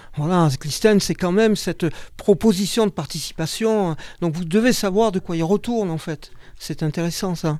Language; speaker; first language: French; native; French